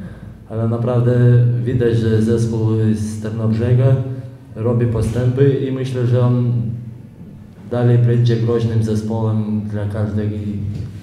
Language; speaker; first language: Polish; non-native, fluent; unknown